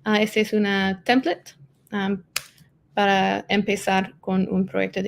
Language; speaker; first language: Spanish; non-native, learner; English